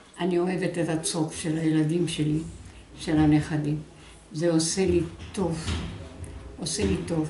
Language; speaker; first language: Hebrew; non-native, fluent; French